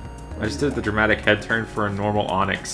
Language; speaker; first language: English; native; English